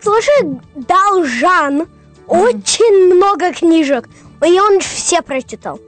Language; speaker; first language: Russian; early bilingual, heritage; Russian